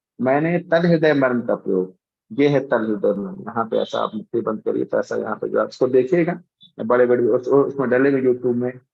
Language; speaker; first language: Hindi; native; Hindi